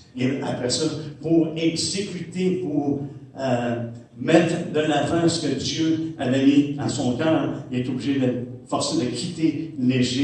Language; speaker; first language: French; native; French